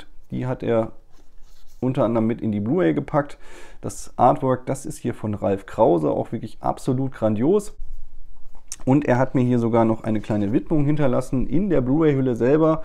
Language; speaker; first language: German; native; German